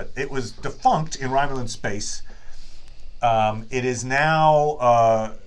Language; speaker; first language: English; native; English